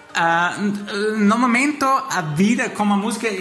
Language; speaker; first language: Portuguese; non-native, fluent; German